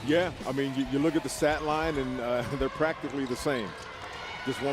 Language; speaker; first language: English; native; English